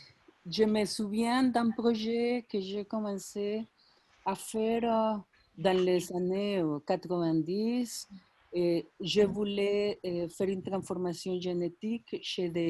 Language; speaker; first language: French; non-native, fluent; Spanish